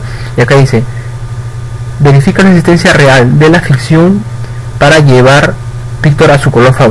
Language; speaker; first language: Spanish; native; Spanish